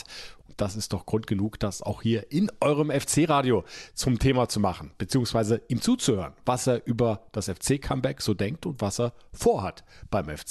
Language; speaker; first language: German; native; German